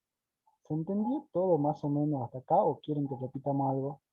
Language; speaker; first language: Spanish; native; Spanish